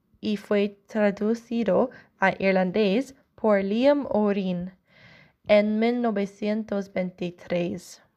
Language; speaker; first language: Spanish; non-native, learner; English